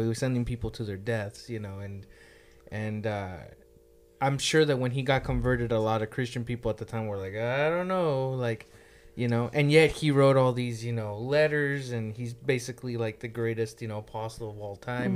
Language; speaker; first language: English; early bilingual, other home language; Spanish